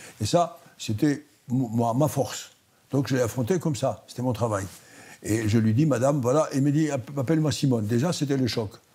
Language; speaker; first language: French; non-native, fluent; Greek